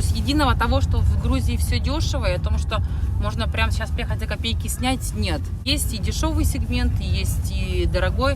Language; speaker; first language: Russian; native; Russian